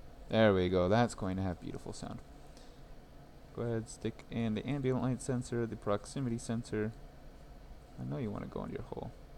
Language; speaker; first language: English; native; English